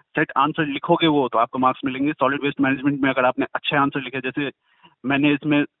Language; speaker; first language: Hindi; native; Hindi